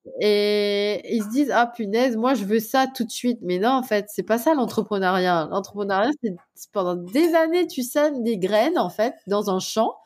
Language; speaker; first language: French; non-native, local second language; Morisyen